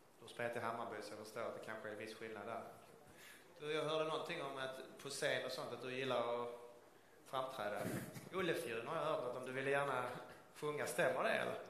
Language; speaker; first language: Swedish; native; Swedish